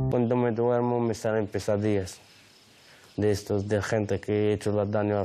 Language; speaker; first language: Spanish; non-native, learner; Arabic